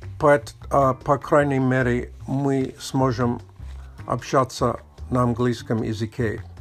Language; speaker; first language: Russian; non-native, learner; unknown